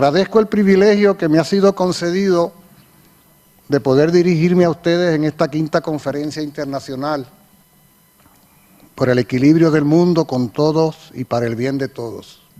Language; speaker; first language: Spanish; native; Spanish